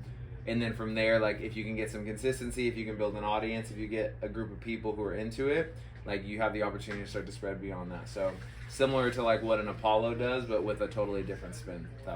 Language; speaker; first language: English; native; English